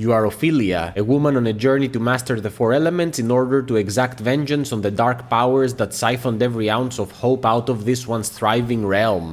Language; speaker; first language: English; native; English